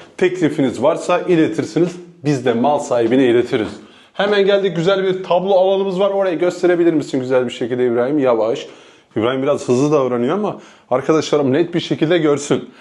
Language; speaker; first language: Turkish; native; Turkish